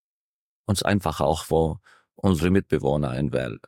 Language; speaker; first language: German; non-native, fluent; Arabic